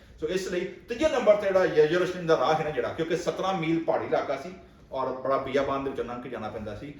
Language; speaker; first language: Punjabi; native; Punjabi